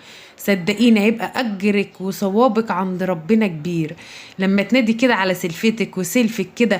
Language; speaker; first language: Arabic; native; Arabic